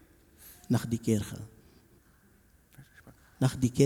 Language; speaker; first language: German; non-native, learner; Arabic